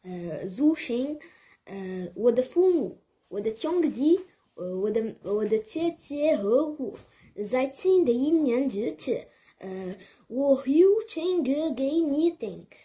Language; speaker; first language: Chinese; non-native, learner; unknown